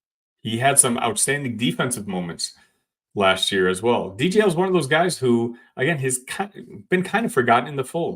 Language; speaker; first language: English; native; English